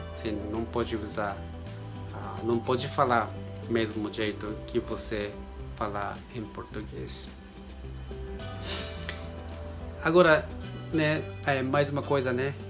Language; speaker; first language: Portuguese; non-native, learner; Japanese